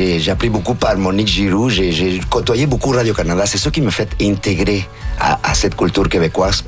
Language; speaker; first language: French; non-native, fluent; Spanish